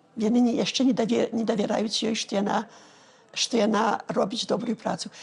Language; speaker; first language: Belarusian; early bilingual, heritage; Belarusian